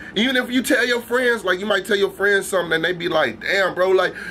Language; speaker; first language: English; native; English